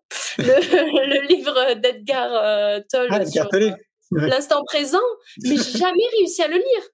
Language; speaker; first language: French; native; French